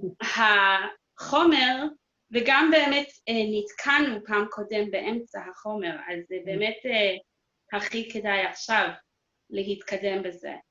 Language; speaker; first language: Hebrew; non-native, fluent; English